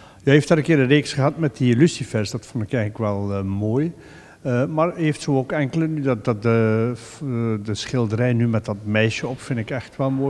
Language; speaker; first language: Dutch; native; Dutch